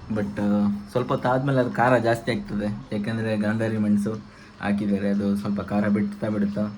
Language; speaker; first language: Kannada; non-native, local second language; Tulu